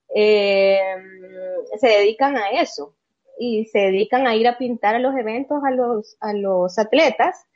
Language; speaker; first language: Spanish; native; Spanish